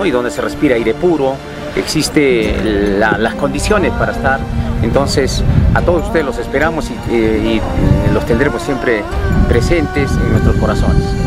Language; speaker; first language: Spanish; native; Spanish